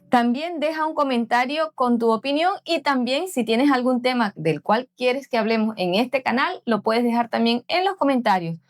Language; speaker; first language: Spanish; native; Spanish